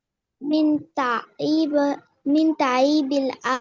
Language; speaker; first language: Arabic; non-native, learner; Bangla